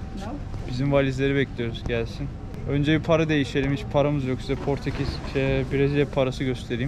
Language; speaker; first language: Turkish; native; Turkish